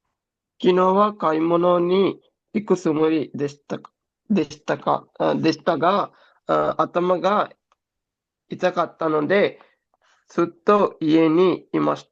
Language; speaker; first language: Japanese; non-native, learner; Sinhala